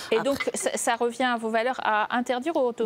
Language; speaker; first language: French; native; French